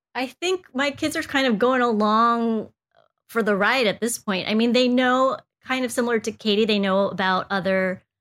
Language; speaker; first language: English; native; English